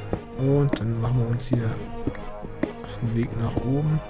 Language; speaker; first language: German; native; German